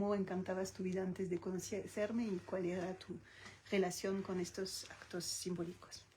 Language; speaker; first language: Spanish; non-native, learner; French